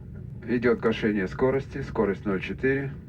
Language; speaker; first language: Russian; native; Russian